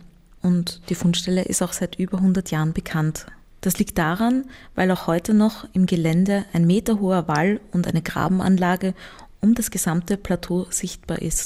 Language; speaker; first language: German; native; German